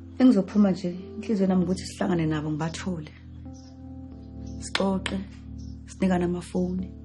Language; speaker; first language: Zulu; native; Zulu